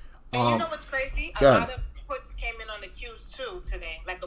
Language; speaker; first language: English; native; English